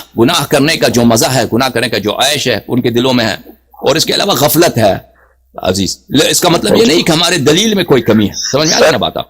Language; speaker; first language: Urdu; native; Urdu